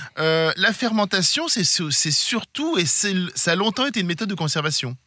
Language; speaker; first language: French; native; French